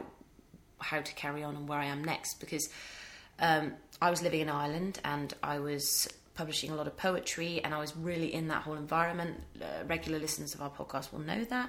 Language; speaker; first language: English; native; English